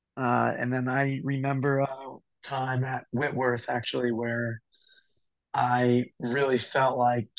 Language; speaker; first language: English; native; English